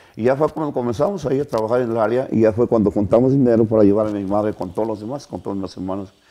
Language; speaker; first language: Spanish; native; Spanish